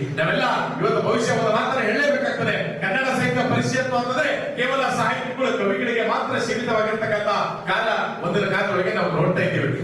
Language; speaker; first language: Kannada; native; Kannada